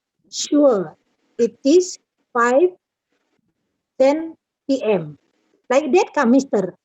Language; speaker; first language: English; non-native, learner; Indonesian